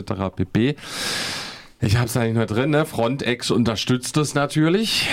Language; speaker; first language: German; native; German